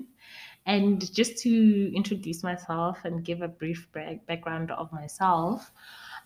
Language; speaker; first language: English; non-native, local second language; Northern Sotho